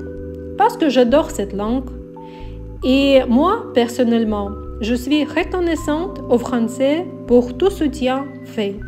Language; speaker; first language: French; non-native, learner; Ukrainian